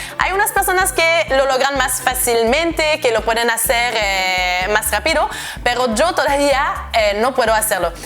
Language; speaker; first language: Spanish; non-native, fluent; French